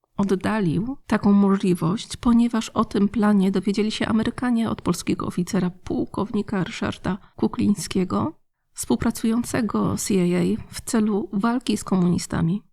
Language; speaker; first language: Polish; native; Polish